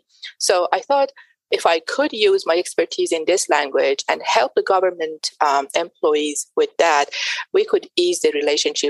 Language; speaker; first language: English; non-native, fluent; Persian